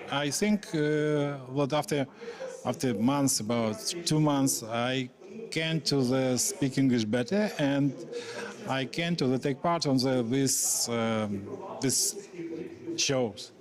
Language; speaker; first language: English; non-native, learner; Ukrainian